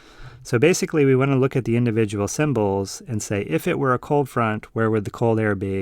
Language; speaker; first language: English; native; English